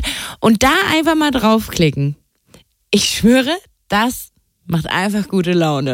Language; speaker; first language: German; native; German